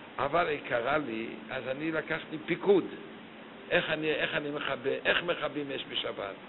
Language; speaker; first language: Hebrew; native; Hebrew